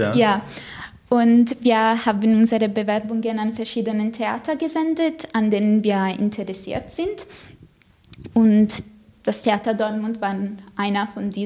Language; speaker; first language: German; non-native, fluent; Italian